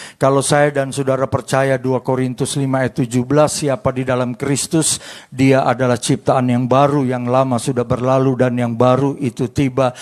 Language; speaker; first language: Indonesian; native; Indonesian